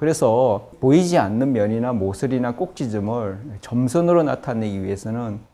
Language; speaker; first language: Korean; native; Korean